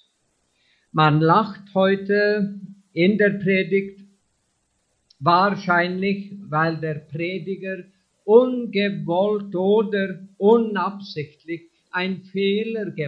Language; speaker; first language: German; non-native, fluent; English